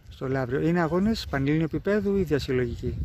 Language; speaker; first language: Greek; native; Greek